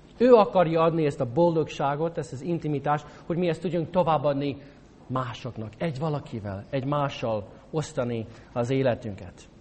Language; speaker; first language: Hungarian; non-native, fluent; English